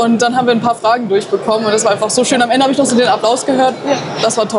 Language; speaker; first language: German; native; German